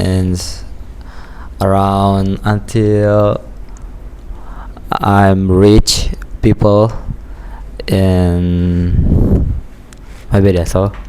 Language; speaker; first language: English; non-native, learner; Indonesian